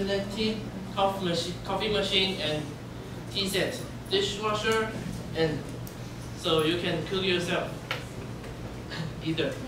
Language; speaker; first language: English; non-native, learner; Chinese